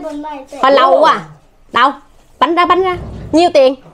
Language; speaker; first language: Vietnamese; native; Vietnamese